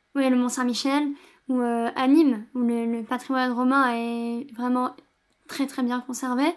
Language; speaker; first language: French; native; French